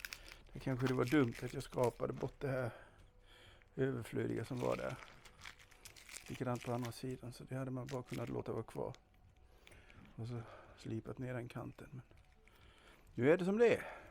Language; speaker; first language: Swedish; native; Swedish